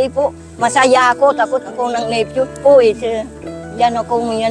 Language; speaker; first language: Filipino; non-native, learner; Vietnamese